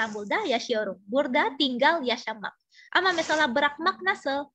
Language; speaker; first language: Turkish; non-native, fluent; Indonesian